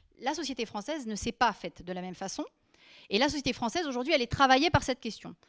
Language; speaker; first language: French; native; French